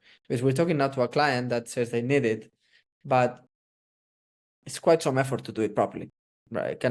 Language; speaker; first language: English; non-native, fluent; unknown